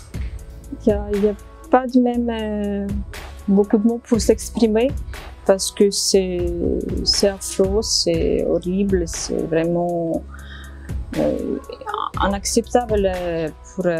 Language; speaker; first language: French; non-native, fluent; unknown